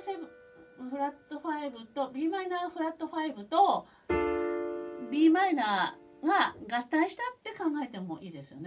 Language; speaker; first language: Japanese; native; Japanese